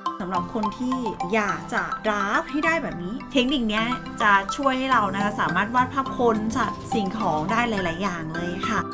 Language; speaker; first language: Thai; native; Thai